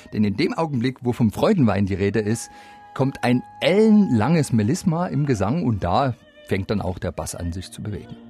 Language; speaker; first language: German; native; German